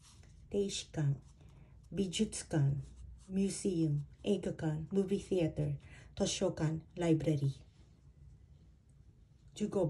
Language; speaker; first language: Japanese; non-native, fluent; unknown